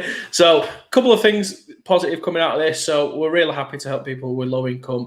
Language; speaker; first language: English; native; English